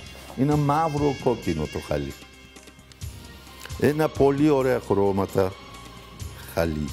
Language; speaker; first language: Greek; non-native, fluent; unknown